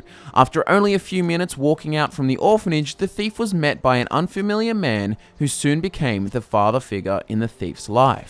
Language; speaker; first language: English; native; English